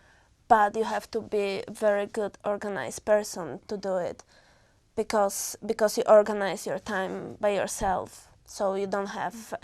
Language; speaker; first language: English; non-native, learner; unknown